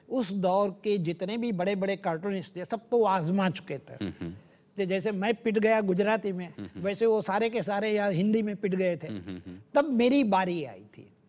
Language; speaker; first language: Hindi; non-native, local second language; Gujarati